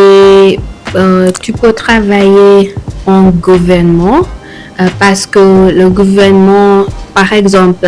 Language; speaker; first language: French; non-native, learner; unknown